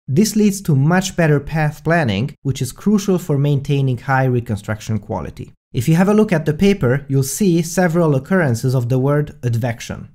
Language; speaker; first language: English; non-native, fluent; Hungarian